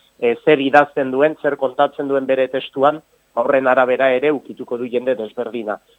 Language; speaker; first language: Basque; native; Basque